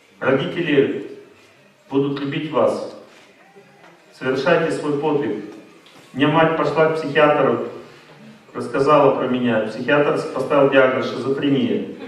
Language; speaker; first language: Russian; native; Russian